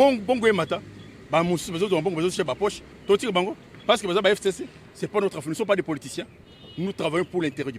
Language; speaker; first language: French; non-native, local second language; Lingala